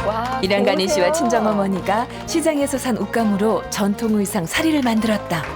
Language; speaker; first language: Korean; native; Korean